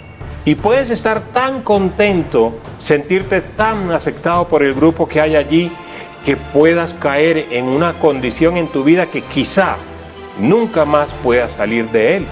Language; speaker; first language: Spanish; native; Spanish